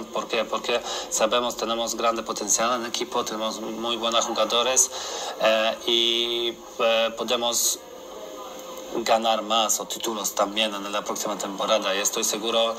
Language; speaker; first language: Spanish; non-native, learner; Polish